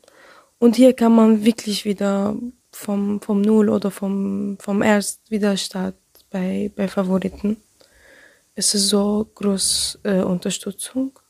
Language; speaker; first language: German; non-native, learner; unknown